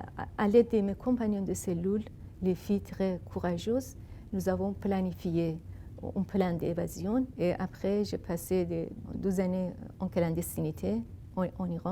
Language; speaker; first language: French; non-native, fluent; Persian